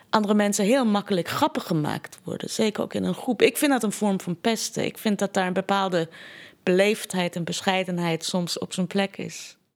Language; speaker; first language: Dutch; non-native, fluent; Persian